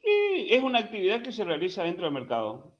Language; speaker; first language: Spanish; native; Spanish